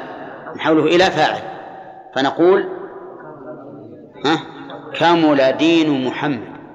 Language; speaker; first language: Arabic; native; Arabic